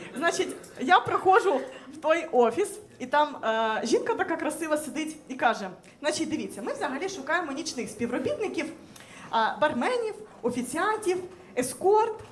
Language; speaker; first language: Ukrainian; native; Ukrainian